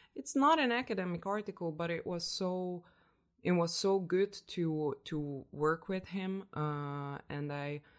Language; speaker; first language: English; non-native, fluent; Hungarian